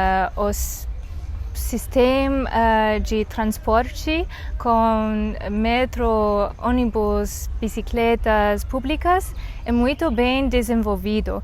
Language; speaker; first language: Portuguese; non-native, learner; Chinese